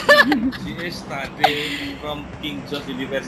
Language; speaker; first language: English; non-native, learner; Javanese